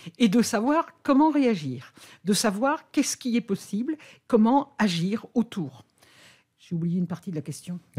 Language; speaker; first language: French; native; French